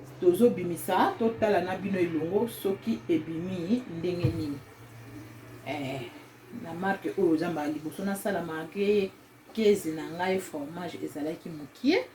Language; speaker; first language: Lingala; non-native, local second language; Kongo